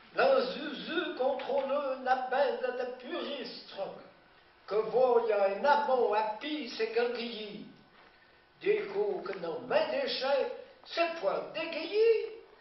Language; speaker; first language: French; native; French